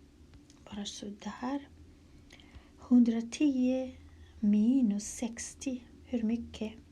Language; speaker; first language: Swedish; non-native, fluent; Kurdish